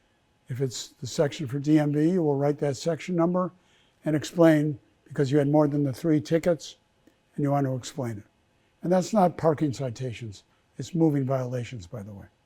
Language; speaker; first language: English; native; English